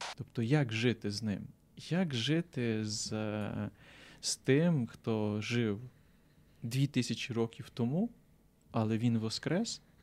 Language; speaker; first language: Ukrainian; native; Ukrainian